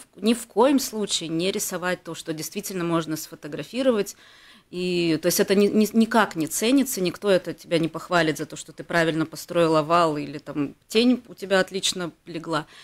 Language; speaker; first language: Russian; native; Russian